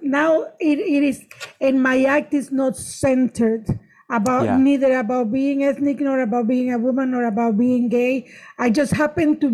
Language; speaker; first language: English; non-native, fluent; Spanish